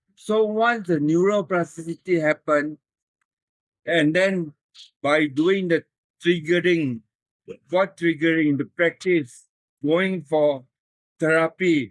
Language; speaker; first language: English; non-native, local second language; Malay